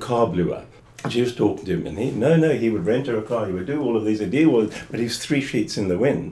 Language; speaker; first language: English; native; English